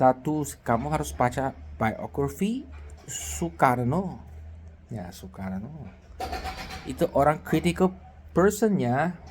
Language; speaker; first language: Indonesian; non-native, learner; Chinese